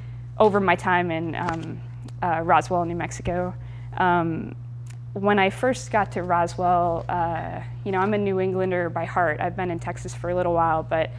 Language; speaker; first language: English; native; English